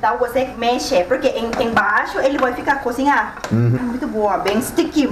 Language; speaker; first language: Portuguese; non-native, learner; Thai